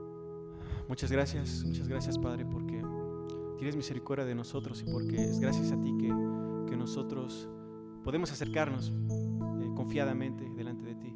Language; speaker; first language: Spanish; native; Spanish